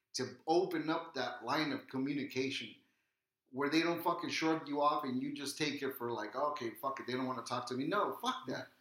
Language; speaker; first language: English; native; English